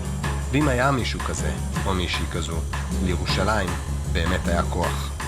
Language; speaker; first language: Hebrew; native; Hebrew